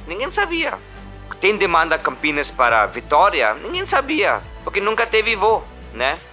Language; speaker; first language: Portuguese; non-native, learner; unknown